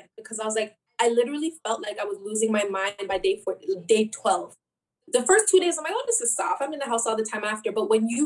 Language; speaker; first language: English; native; English